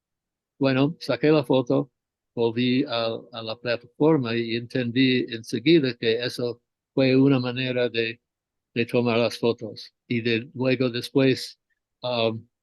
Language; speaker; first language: Spanish; non-native, fluent; English